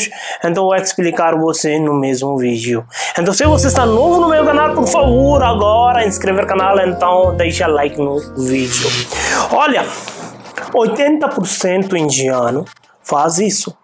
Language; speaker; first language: Portuguese; non-native, fluent; Hindi